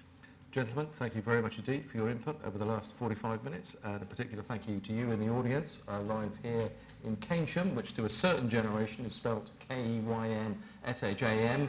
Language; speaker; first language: English; native; English